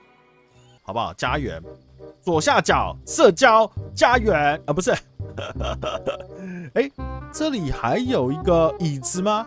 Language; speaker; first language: Chinese; native; Chinese